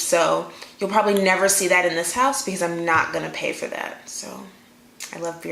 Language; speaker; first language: English; native; English